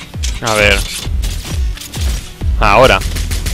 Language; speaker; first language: Spanish; native; Spanish